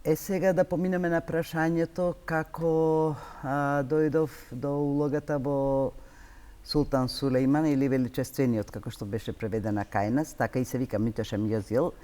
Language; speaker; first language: Macedonian; non-native, local second language; Turkish